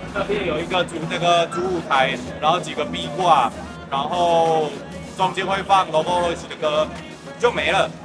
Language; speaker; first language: Chinese; native; Chinese